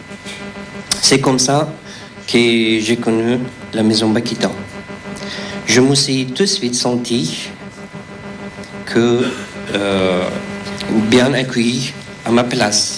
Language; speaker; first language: French; non-native, fluent; Persian